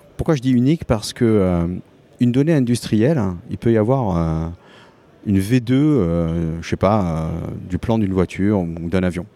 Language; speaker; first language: French; native; French